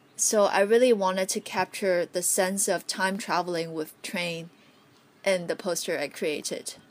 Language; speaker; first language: English; non-native, local second language; Cantonese